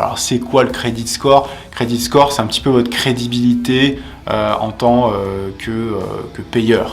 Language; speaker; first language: French; native; French